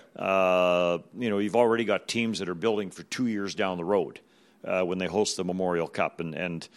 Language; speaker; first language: English; native; English